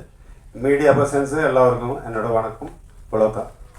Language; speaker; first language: Tamil; non-native, learner; Malayalam